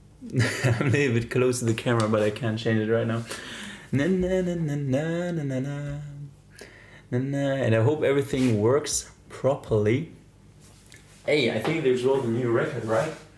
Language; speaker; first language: English; non-native, fluent; German